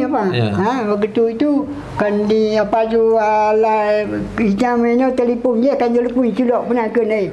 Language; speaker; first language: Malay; non-native, local second language; Achinese